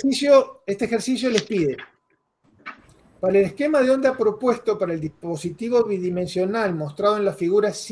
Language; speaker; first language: Spanish; native; Spanish